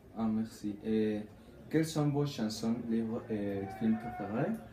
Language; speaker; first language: French; non-native, learner; Spanish